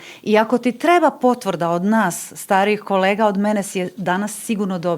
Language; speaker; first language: Bosnian; native; Bosnian